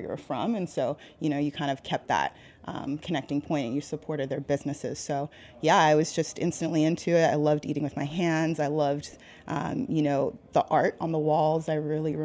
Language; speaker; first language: English; native; English